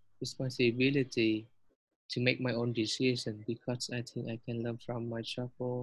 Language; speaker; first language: English; non-native, learner; Vietnamese